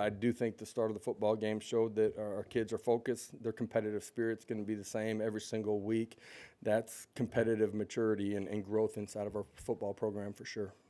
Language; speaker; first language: English; native; English